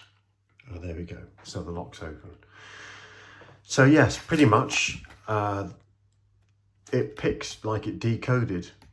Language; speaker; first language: English; native; English